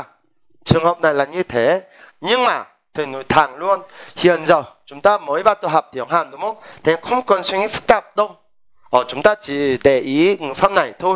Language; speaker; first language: Vietnamese; non-native, fluent; Korean